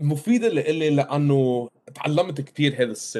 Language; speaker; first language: Arabic; early bilingual, heritage; Arabic